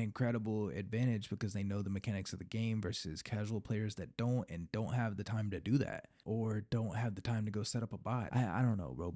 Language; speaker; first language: English; native; English